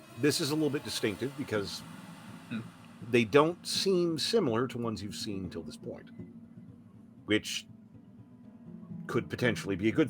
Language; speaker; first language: English; native; English